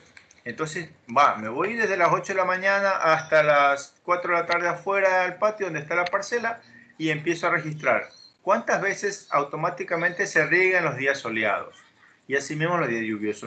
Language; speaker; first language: Spanish; native; Spanish